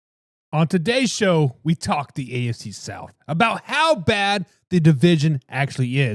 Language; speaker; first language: English; native; English